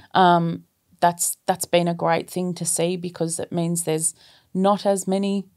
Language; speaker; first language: English; native; English